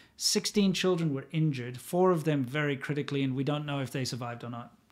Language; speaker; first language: English; native; English